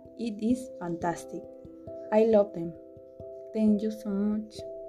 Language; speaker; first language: English; non-native, learner; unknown